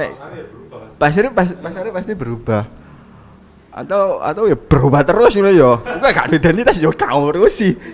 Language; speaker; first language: Indonesian; non-native, local second language; Javanese